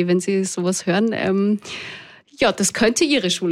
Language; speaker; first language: German; native; German